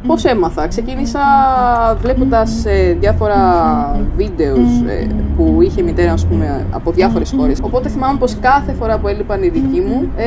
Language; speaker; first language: Greek; early bilingual, other home language; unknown